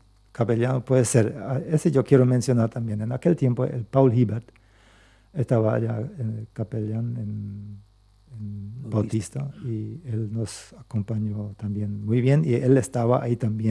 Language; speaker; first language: Spanish; non-native, local second language; Plautdietsch